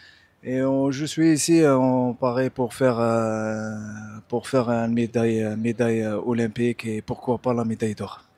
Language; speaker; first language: French; non-native, local second language; Arabic